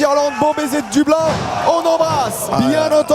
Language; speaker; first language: French; native; French